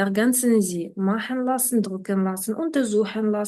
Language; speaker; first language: German; non-native, fluent; Ukrainian